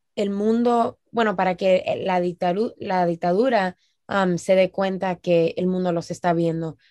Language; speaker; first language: Spanish; early bilingual, heritage; Spanish